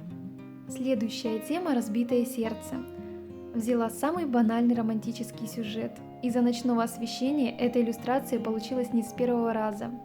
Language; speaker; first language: Russian; native; Russian